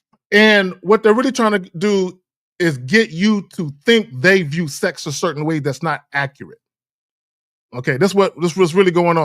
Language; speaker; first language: English; native; English